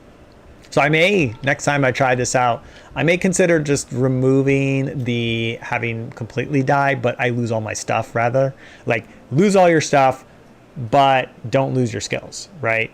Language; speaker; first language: English; native; English